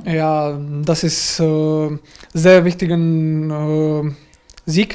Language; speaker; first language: German; non-native, learner; Czech